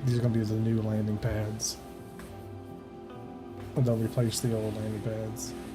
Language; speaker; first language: English; native; English